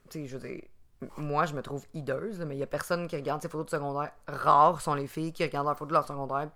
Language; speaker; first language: French; native; French